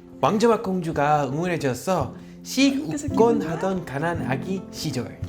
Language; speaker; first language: Korean; native; Korean